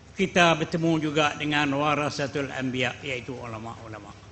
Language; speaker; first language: Malay; native; Malay